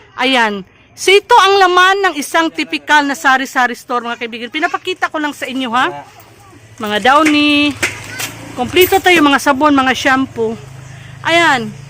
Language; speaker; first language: Filipino; non-native, local second language; Cebuano